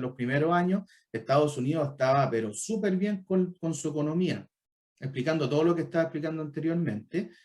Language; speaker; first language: Spanish; native; Spanish